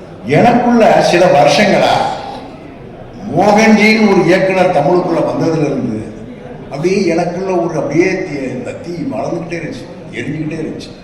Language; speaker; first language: Tamil; native; Tamil